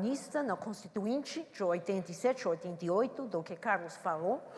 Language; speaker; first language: Portuguese; non-native, learner; English